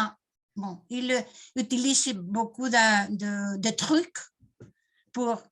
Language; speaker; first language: French; non-native, fluent; Spanish